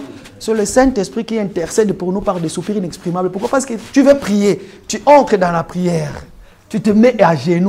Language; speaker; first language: French; non-native, local second language; Lingala